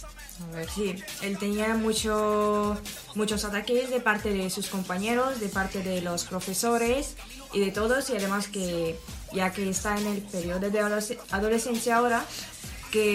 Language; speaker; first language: Spanish; non-native, learner; Ukrainian